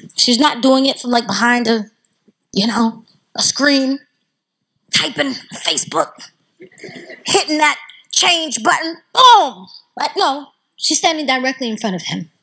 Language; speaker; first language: English; native; English